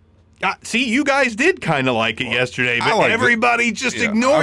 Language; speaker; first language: English; native; English